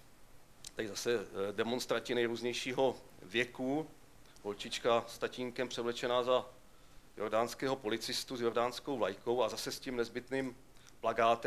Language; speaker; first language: Czech; native; Czech